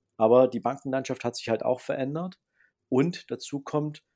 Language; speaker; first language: German; native; German